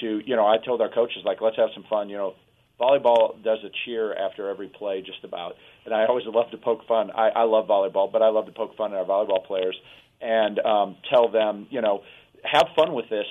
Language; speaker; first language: English; native; English